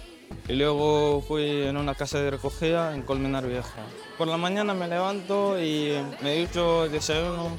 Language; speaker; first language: Spanish; non-native, learner; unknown